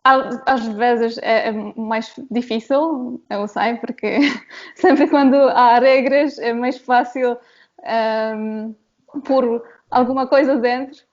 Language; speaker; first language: Portuguese; non-native, fluent; Polish